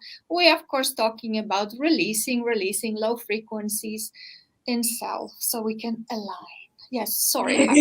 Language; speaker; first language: English; non-native, fluent; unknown